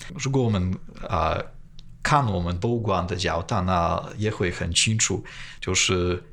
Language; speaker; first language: Chinese; non-native, fluent; Polish